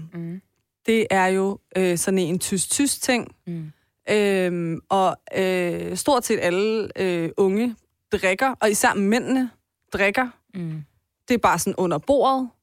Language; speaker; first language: Danish; early bilingual, other home language; Persian